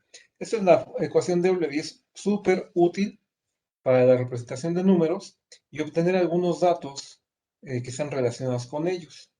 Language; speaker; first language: Spanish; native; Spanish